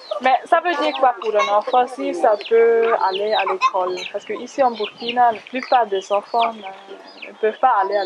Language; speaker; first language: French; non-native, fluent; German